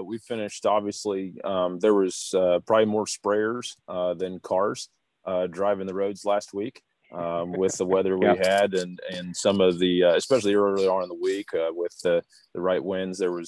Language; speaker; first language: English; native; English